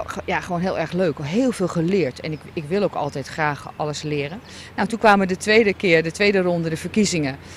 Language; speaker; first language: Dutch; native; Dutch